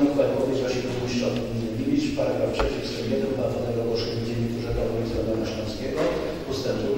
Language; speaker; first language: Polish; native; Polish